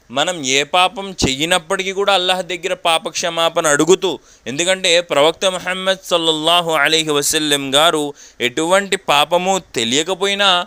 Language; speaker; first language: Telugu; non-native, local second language; Urdu